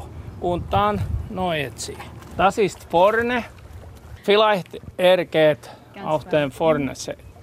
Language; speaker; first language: German; non-native, learner; Finnish